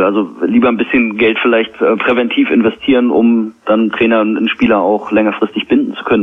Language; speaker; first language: German; native; German